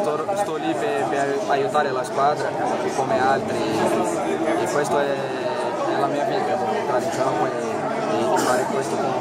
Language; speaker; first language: Italian; non-native, fluent; Portuguese